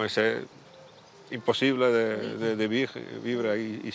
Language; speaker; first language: French; non-native, learner; Spanish